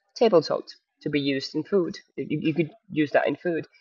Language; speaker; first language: English; non-native, fluent; Estonian